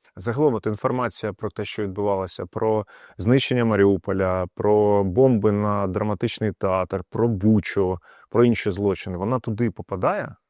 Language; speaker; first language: Ukrainian; non-native, local second language; Russian